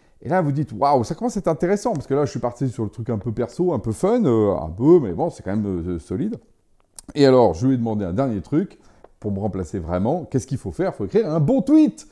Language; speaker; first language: French; native; French